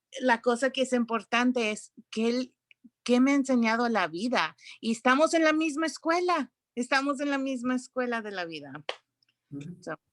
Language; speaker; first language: Spanish; early bilingual, heritage; Spanish